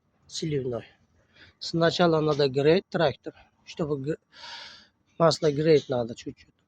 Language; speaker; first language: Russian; non-native, local second language; Uzbek